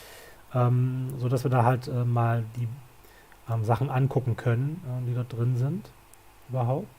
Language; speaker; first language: German; native; German